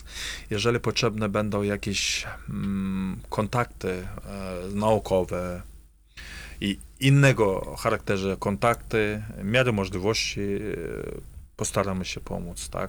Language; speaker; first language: Polish; non-native, fluent; Kazakh